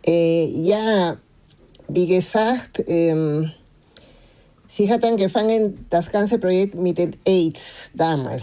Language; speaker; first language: German; non-native, fluent; Spanish